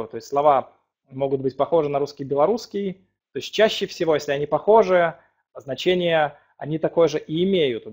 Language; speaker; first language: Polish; non-native, fluent; Russian